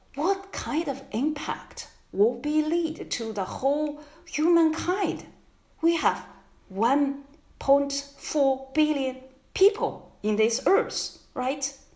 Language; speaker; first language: English; non-native, fluent; Chinese